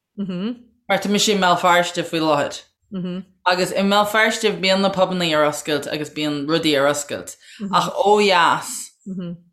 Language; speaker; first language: Irish; native; Irish